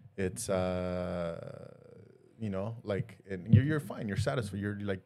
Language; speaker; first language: English; early bilingual, other home language; Spanish